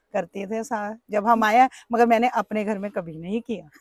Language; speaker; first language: Hindi; native; Hindi